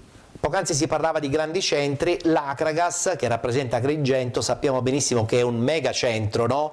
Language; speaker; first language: Italian; native; Italian